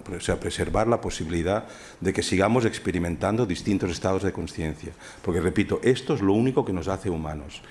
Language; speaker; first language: Spanish; non-native, local second language; Catalan